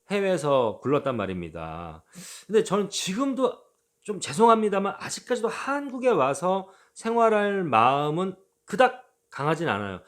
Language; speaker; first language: Korean; native; Korean